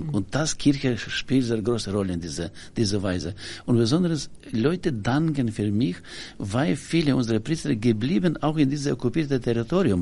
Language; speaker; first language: German; non-native, learner; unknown